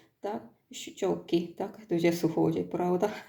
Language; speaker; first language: Ukrainian; non-native, learner; Korean